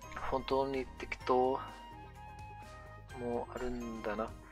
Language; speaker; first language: Japanese; non-native, learner; French